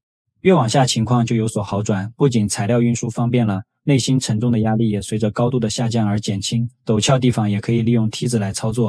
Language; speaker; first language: Chinese; native; Chinese